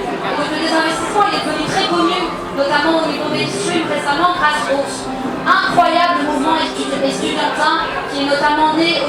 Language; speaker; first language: French; native; French